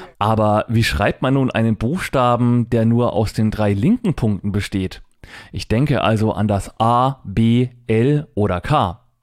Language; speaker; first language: German; native; German